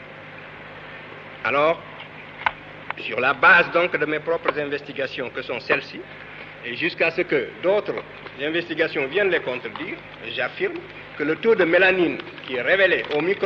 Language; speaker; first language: French; non-native, local second language; Wolof